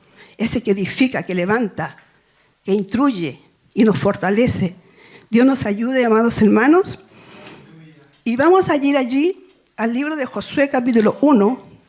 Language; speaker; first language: Spanish; native; Spanish